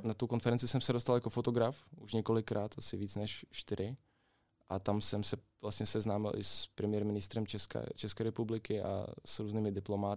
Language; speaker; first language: Czech; non-native, fluent; Ukrainian